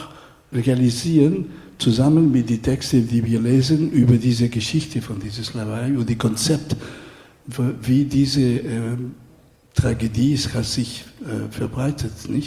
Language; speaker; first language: German; non-native, fluent; Spanish